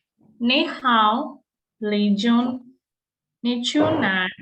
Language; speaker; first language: Chinese; non-native, learner; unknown